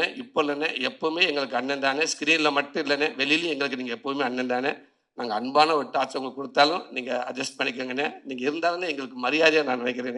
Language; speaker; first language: Tamil; native; Tamil